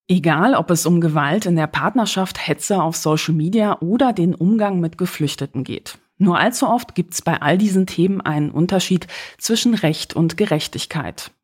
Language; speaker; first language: German; early bilingual, other home language; Polish